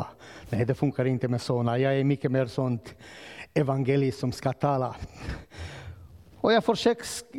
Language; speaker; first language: Swedish; non-native, learner; Romanian